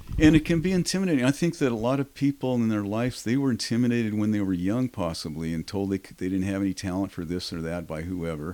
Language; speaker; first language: English; native; English